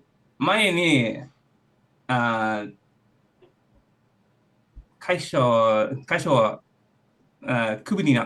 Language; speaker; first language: Japanese; non-native, learner; English